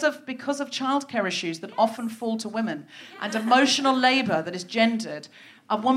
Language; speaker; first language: English; native; English